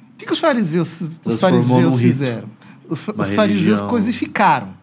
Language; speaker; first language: Portuguese; native; Portuguese